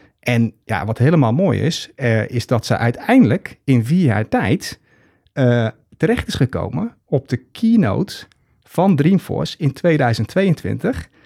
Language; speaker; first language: Dutch; native; Dutch